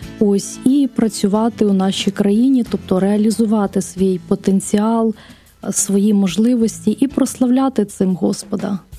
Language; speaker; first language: Ukrainian; native; Ukrainian